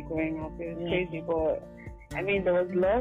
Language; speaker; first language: English; non-native, local second language; Yoruba